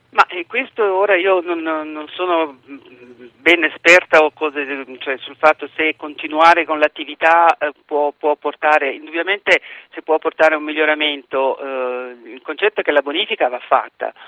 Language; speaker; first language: Italian; native; Italian